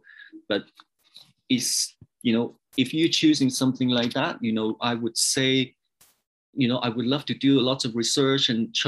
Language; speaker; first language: English; non-native, local second language; Cantonese